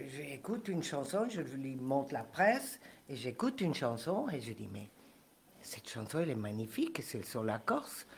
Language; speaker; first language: French; non-native, fluent; Spanish